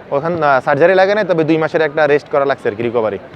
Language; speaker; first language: Bangla; native; Bangla